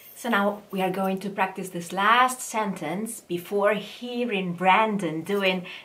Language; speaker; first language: English; non-native, fluent; Italian